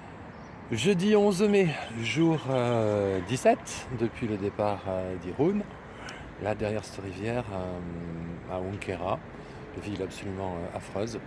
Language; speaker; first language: French; native; French